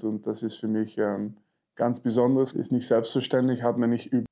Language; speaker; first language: German; non-native, fluent; French